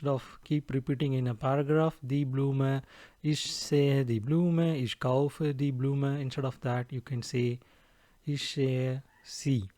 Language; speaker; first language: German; non-native, fluent; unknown